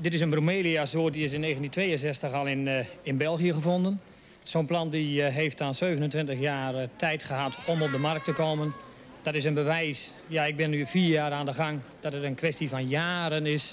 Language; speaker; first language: Dutch; native; Dutch